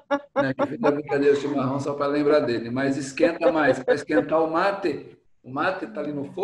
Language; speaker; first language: Portuguese; native; Portuguese